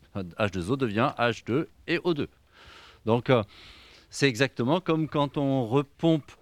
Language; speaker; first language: French; native; French